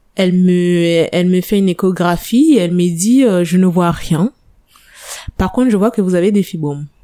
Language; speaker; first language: French; non-native, fluent; Italian